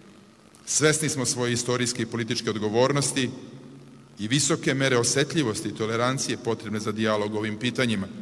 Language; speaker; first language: Serbian; native; Serbian